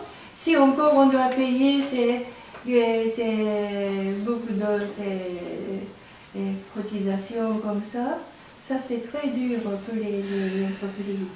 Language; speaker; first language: French; non-native, learner; Japanese